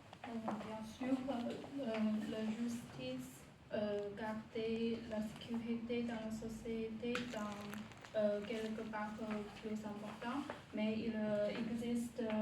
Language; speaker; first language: French; non-native, learner; Chinese